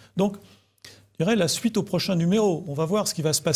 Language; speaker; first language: French; native; French